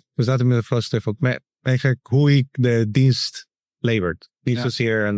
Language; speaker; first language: Dutch; non-native, learner; Spanish